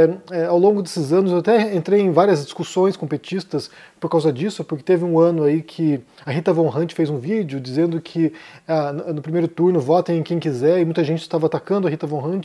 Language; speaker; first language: Portuguese; native; Portuguese